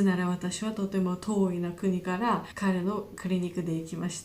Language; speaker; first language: Japanese; non-native, learner; Georgian